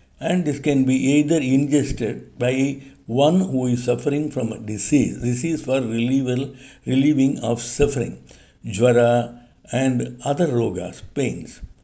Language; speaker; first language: English; non-native, local second language; Tamil